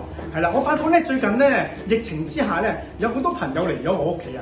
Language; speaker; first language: Cantonese; native; Cantonese